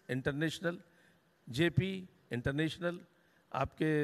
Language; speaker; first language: Hindi; native; Hindi